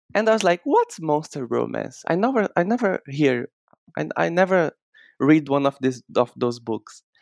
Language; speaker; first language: English; non-native, fluent; Portuguese